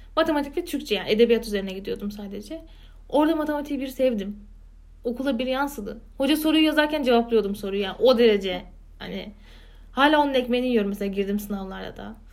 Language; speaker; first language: Turkish; native; Turkish